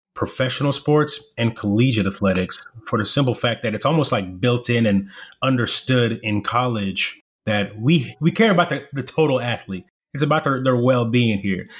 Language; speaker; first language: English; early bilingual, other home language; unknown